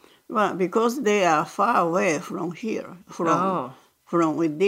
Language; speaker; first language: English; non-native, learner; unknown